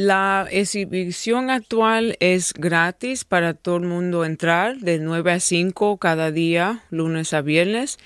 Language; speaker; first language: Spanish; early bilingual, heritage; English